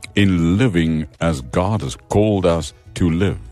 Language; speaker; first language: English; non-native, local second language; Afrikaans